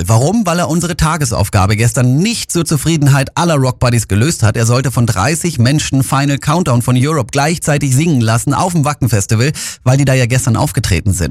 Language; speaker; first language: German; native; German